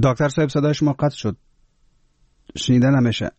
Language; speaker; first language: Persian; native; Persian